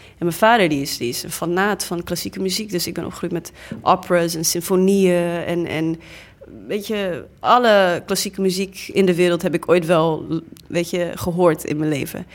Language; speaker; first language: Dutch; early bilingual, other home language; English